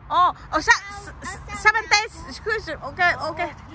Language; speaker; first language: Swedish; non-native, learner; Vietnamese